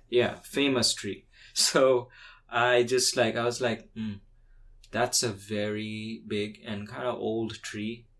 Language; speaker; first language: English; non-native, local second language; Bangla